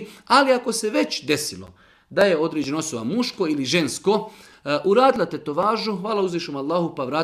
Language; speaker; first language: Croatian; native; Croatian